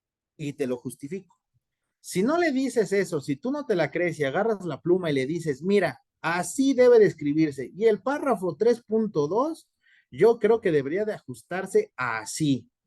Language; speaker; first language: Spanish; native; Spanish